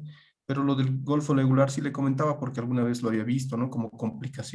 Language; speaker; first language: Spanish; native; Spanish